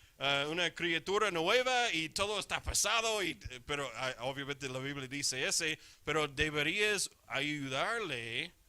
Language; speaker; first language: Spanish; non-native, fluent; English